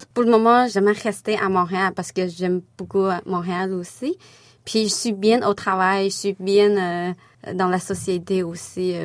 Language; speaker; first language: French; non-native, fluent; Chinese